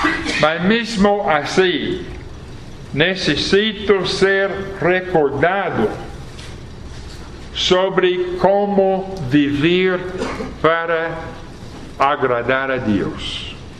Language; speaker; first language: Portuguese; non-native, fluent; English